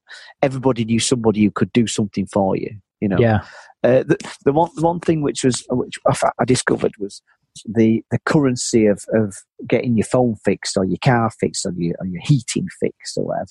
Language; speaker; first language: English; native; English